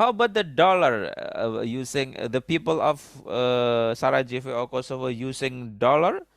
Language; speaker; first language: English; non-native, learner; Indonesian